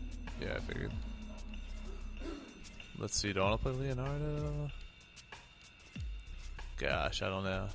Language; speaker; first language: English; native; English